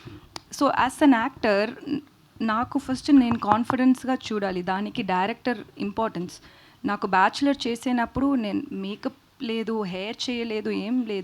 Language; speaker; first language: Telugu; non-native, learner; Tamil